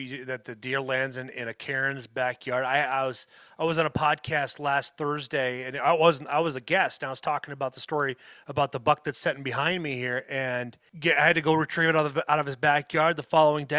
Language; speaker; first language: English; native; English